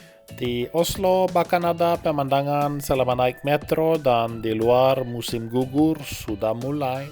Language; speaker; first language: Indonesian; non-native, fluent; Norwegian